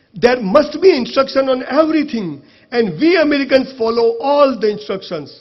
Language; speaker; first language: English; non-native, local second language; Gujarati